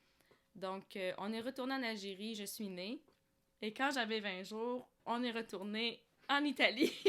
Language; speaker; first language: French; early bilingual, other home language; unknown